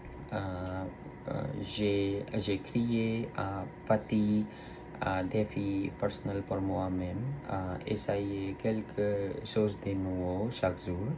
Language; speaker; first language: French; non-native, learner; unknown